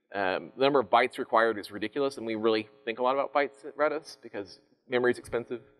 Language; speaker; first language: English; native; English